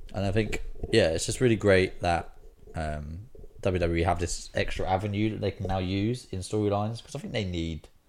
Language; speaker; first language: English; native; English